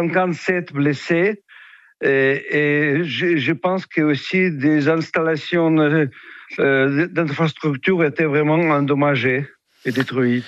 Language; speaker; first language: French; non-native, fluent; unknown